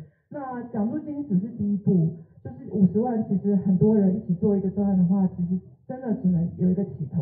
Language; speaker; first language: Chinese; native; Chinese